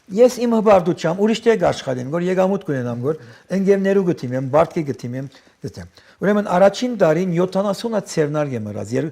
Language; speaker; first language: Armenian; early bilingual, heritage; Armenian